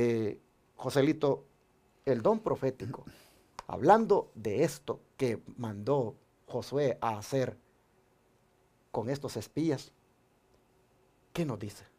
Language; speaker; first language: Spanish; native; Spanish